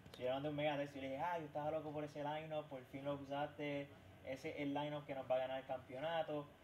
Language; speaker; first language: Spanish; native; Spanish